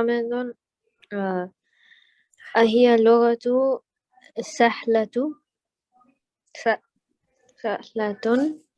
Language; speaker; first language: Arabic; non-native, learner; English